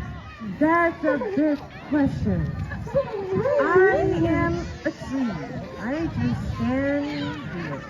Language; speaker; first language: English; non-native, learner; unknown